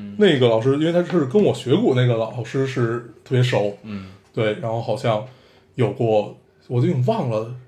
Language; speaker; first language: Chinese; native; Chinese